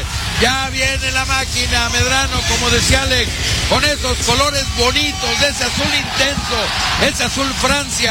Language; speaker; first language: Spanish; native; Spanish